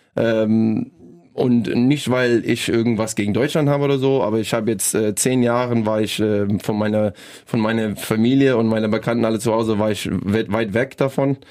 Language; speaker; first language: German; non-native, fluent; English